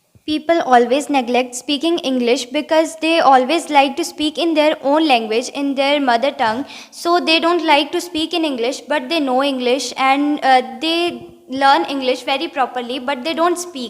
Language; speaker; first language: English; non-native, fluent; Hindi